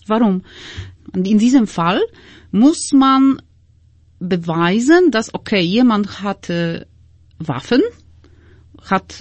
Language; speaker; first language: German; non-native, fluent; Polish